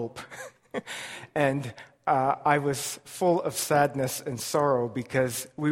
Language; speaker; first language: English; native; English